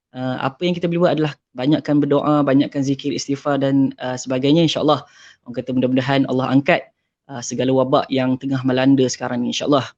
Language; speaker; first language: Malay; native; Malay